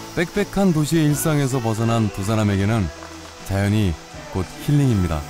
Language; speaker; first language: Korean; native; Korean